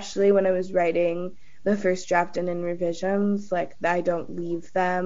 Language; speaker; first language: English; native; English